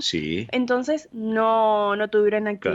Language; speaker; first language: Spanish; native; Spanish